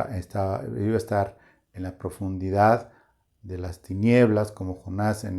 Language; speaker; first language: Spanish; native; Spanish